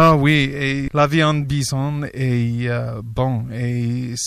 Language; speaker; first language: French; non-native, learner; English